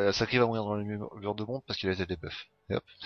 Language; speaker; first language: French; native; French